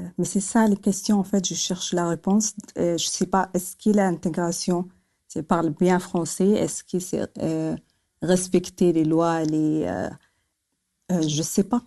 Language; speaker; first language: French; non-native, local second language; Arabic